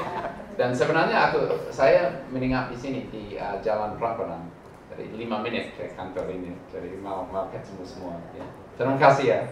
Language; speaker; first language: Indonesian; non-native, learner; English